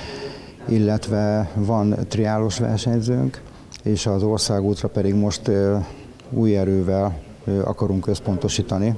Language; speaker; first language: Hungarian; native; Hungarian